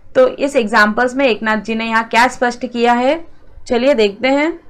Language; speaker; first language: Hindi; non-native, local second language; Marathi